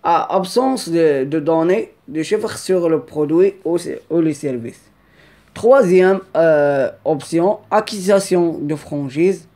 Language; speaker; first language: French; non-native, local second language; Arabic